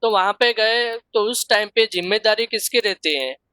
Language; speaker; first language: Hindi; non-native, local second language; Gujarati